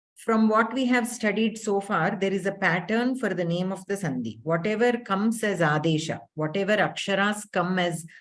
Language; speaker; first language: English; non-native, local second language; Telugu